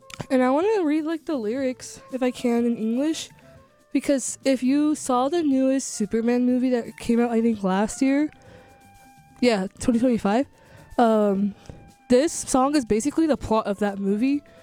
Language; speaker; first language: English; early bilingual, other home language; Spanish